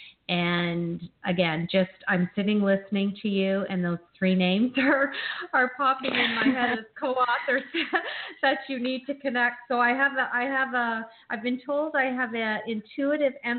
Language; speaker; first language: English; native; English